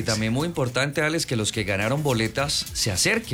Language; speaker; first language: Spanish; native; Spanish